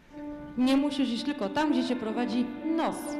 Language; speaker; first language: Polish; native; Polish